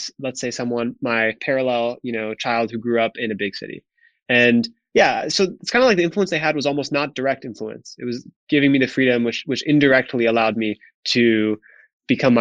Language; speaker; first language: English; native; English